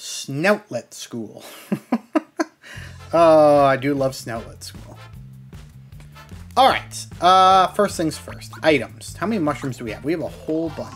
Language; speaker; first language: English; native; English